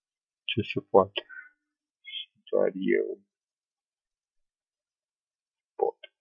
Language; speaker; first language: Romanian; native; Romanian